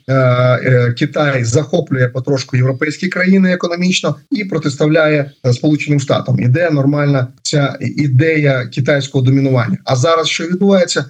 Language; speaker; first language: Ukrainian; native; Ukrainian